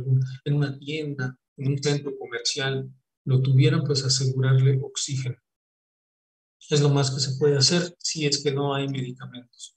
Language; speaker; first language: Spanish; native; Spanish